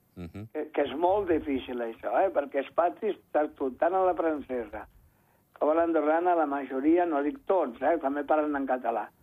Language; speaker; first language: Catalan; native; Catalan